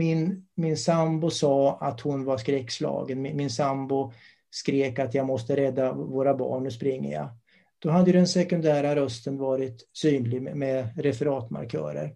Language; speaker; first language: Swedish; native; Swedish